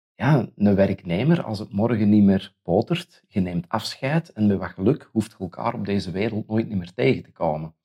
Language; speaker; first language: Dutch; native; Dutch